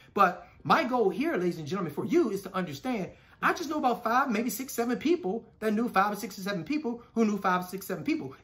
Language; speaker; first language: English; native; English